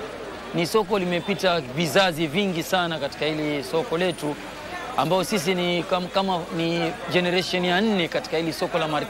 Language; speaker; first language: Swahili; native; Swahili